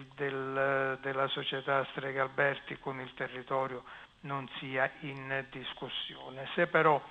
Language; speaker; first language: Italian; native; Italian